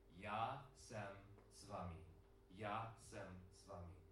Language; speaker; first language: Czech; non-native, learner; English